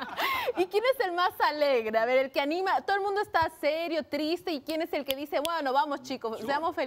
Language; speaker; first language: Spanish; native; Spanish